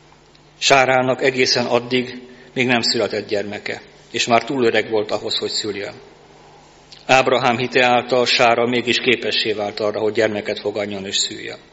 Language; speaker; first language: Hungarian; native; Hungarian